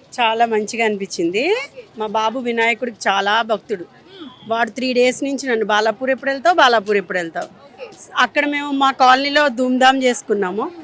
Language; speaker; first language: Telugu; native; Telugu